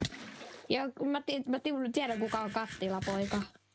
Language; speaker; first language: Finnish; native; Finnish